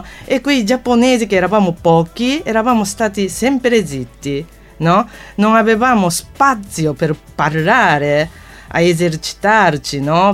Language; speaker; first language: Italian; non-native, fluent; Japanese